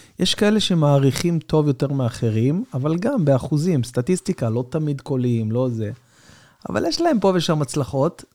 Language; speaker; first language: Hebrew; native; Hebrew